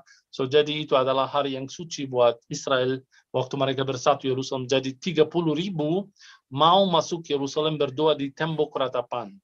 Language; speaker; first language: Indonesian; non-native, fluent; Arabic